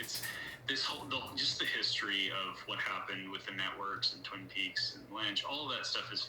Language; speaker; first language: English; native; English